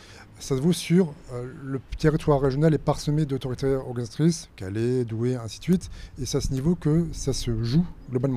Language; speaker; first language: French; native; French